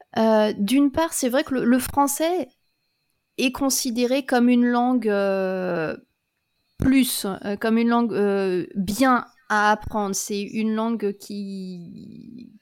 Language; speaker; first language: French; native; French